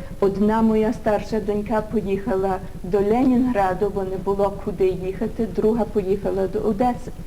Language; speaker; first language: Ukrainian; early bilingual, heritage; Ukrainian